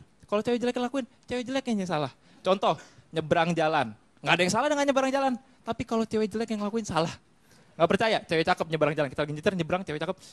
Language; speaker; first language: Indonesian; native; Indonesian